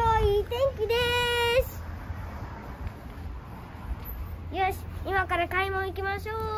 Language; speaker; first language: Japanese; early bilingual, other home language; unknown